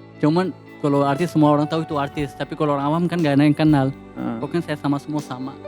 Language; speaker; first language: Indonesian; non-native, fluent; Urdu